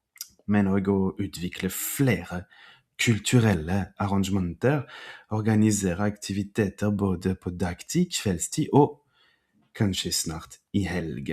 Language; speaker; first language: Norwegian; non-native, fluent; French